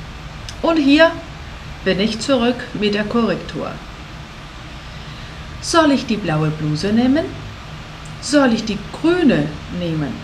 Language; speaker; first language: German; non-native, fluent; Portuguese